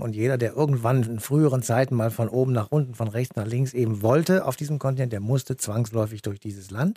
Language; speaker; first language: German; native; German